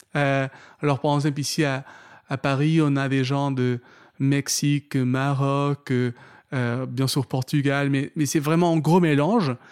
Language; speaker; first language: French; non-native, fluent; Portuguese